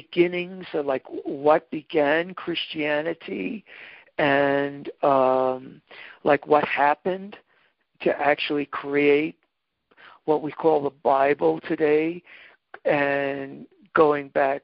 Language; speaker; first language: English; native; English